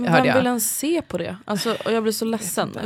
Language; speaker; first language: Swedish; native; Swedish